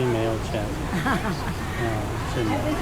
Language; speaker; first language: Chinese; non-native, learner; Japanese